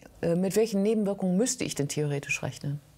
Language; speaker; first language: German; native; German